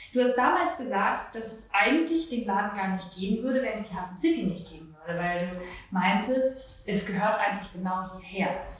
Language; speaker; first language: German; native; German